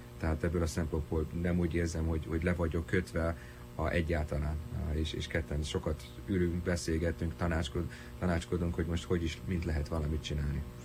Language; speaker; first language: Hungarian; early bilingual, heritage; Hungarian